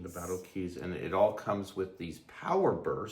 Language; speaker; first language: English; native; English